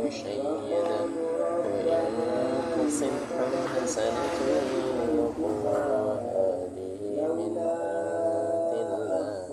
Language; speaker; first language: Arabic; non-native, fluent; Indonesian